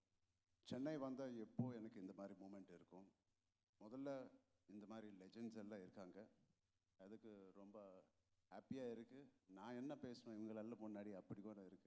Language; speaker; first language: Tamil; non-native, local second language; Telugu